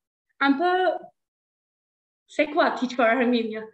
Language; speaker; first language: French; non-native, learner; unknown